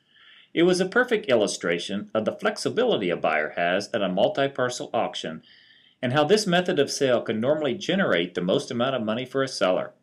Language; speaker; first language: English; native; English